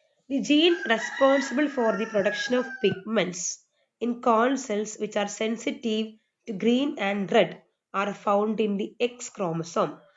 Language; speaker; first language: English; non-native, local second language; Malayalam